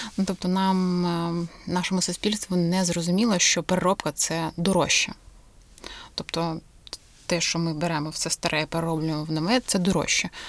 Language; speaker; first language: Ukrainian; non-native, local second language; Russian